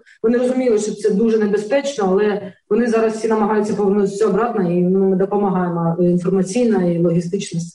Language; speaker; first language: Ukrainian; native; Ukrainian